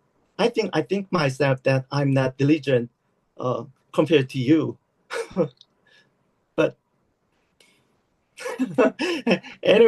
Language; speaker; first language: English; non-native, learner; Korean